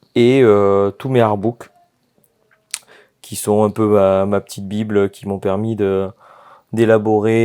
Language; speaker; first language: French; native; French